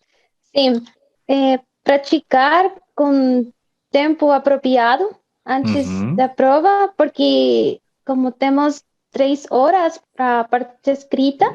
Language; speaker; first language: Portuguese; non-native, fluent; Spanish